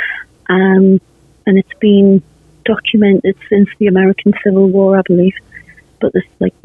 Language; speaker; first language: English; native; English